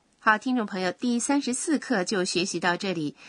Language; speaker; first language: Chinese; native; Chinese